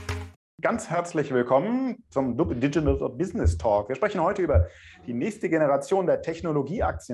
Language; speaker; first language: German; native; German